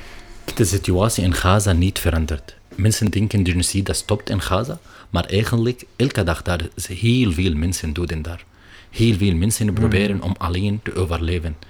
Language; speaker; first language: Dutch; non-native, learner; Arabic